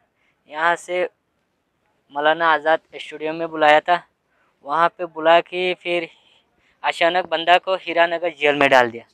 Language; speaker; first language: Hindi; non-native, learner; Rohingya